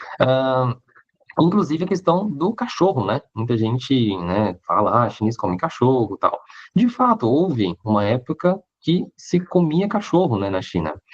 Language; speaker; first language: Portuguese; early bilingual, other home language; Chinese